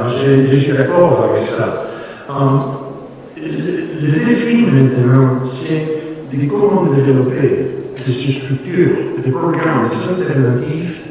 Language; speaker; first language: French; non-native, learner; Spanish